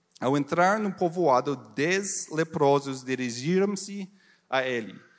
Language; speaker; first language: Portuguese; non-native, learner; English